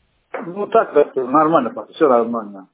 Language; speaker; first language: Russian; non-native, fluent; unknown